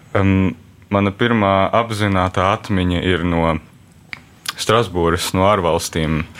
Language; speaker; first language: Latvian; early bilingual, heritage; Latvian